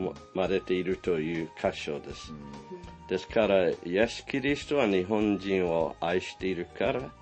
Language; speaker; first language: Japanese; non-native, fluent; English